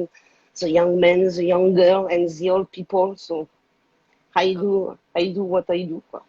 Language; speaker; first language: English; non-native, learner; French